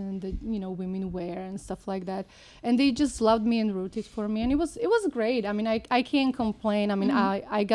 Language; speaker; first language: English; non-native, fluent; Slovak